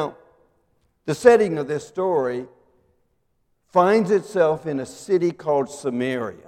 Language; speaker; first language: English; native; English